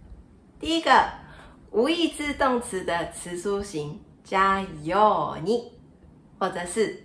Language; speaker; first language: Chinese; non-native, fluent; Japanese